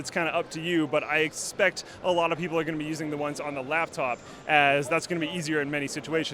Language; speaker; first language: English; native; English